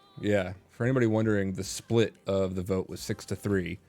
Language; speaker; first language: English; native; English